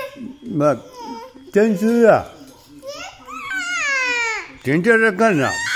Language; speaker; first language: Chinese; native; Chinese